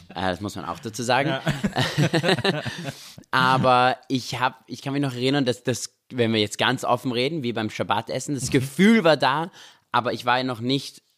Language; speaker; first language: German; native; German